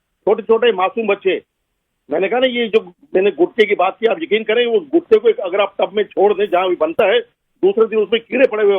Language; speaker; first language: Urdu; native; Urdu